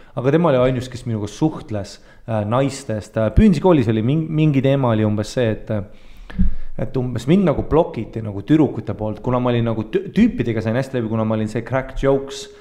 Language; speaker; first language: Estonian; early bilingual, heritage; Estonian